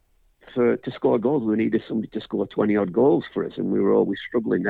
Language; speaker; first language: English; native; English